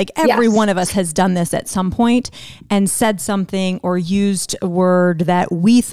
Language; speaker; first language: English; native; English